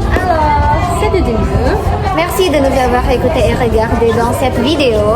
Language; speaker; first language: French; non-native, learner; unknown